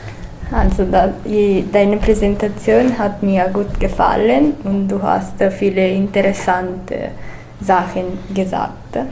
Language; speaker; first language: German; non-native, learner; Italian